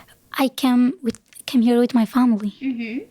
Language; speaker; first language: English; non-native, learner; Kurdish